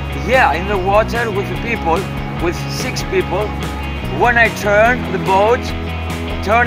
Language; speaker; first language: English; non-native, learner; Greek